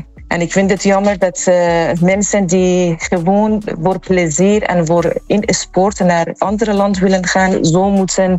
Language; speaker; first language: Dutch; non-native, learner; Persian